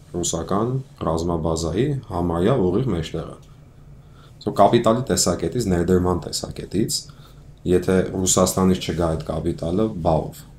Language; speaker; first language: Armenian; early bilingual, heritage; Armenian